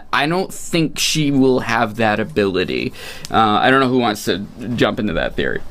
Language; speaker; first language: English; native; English